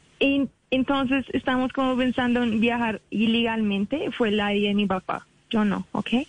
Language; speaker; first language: Spanish; non-native, learner; Arabic